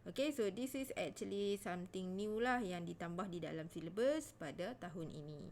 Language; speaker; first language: Malay; native; Malay